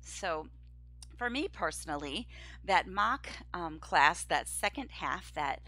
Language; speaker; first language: English; native; English